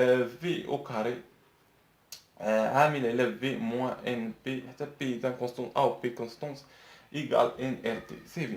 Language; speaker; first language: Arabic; native; Arabic